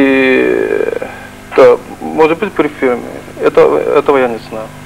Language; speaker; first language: Russian; non-native, fluent; Japanese